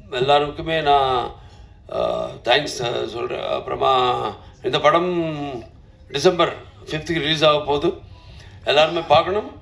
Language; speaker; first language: Tamil; non-native, local second language; Telugu